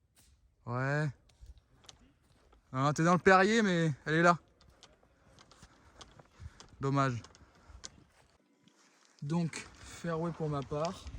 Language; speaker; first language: French; native; French